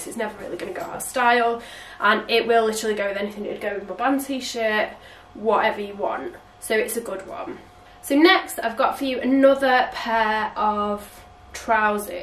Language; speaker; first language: English; native; English